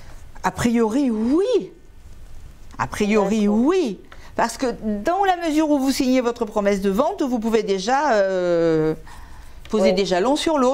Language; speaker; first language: French; native; French